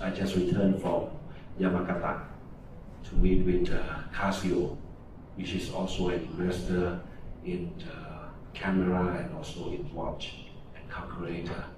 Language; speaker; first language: English; non-native, fluent; Thai